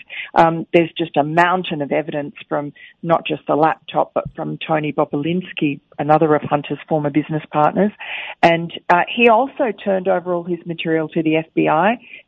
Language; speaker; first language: English; native; English